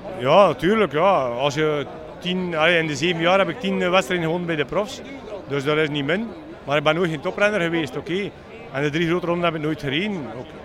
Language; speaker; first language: Dutch; native; Dutch